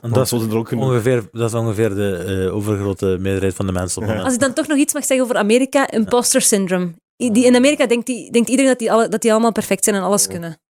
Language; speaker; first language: Dutch; native; Dutch